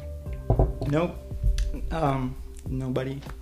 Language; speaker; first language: English; non-native, fluent; Spanish